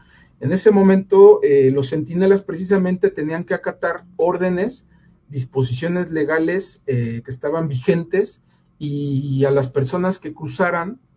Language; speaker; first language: Spanish; native; Spanish